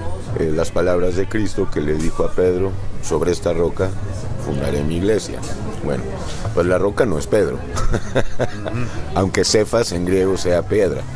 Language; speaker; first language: Spanish; native; Spanish